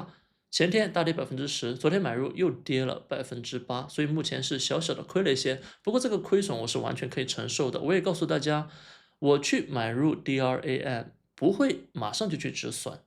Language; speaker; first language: Chinese; native; Chinese